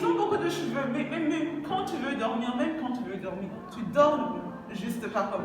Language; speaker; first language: French; non-native, local second language; Kinyarwanda